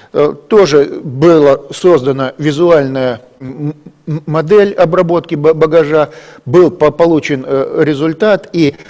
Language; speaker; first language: Russian; native; Russian